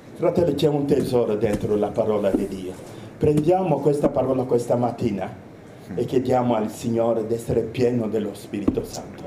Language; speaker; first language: Italian; non-native, fluent; Romanian